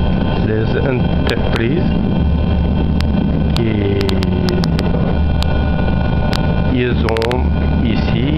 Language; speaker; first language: French; non-native, learner; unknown